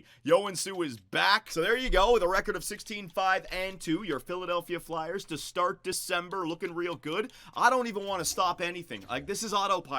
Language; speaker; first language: English; native; English